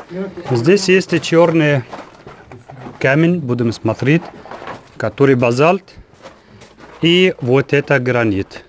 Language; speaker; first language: Russian; non-native, learner; Arabic